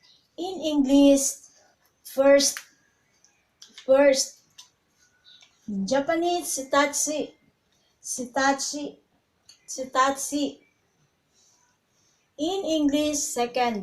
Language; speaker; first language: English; non-native, local second language; Filipino